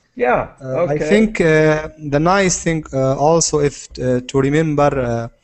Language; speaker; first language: English; non-native, learner; Arabic